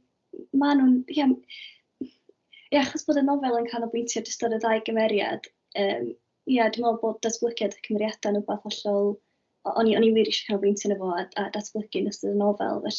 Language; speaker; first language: Welsh; native; Welsh